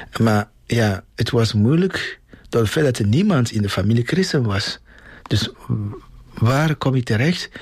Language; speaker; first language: Dutch; non-native, fluent; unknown